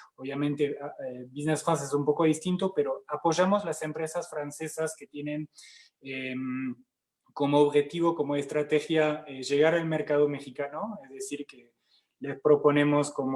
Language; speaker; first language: Spanish; non-native, fluent; French